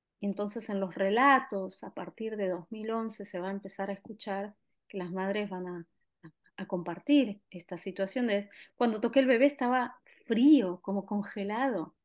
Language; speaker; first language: Spanish; native; Spanish